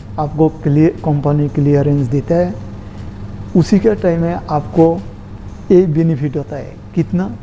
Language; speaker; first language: Hindi; non-native, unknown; Bangla